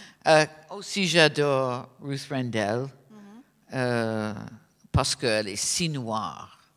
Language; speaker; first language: French; non-native, fluent; English